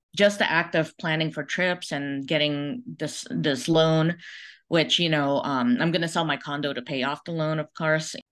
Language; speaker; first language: English; early bilingual, other home language; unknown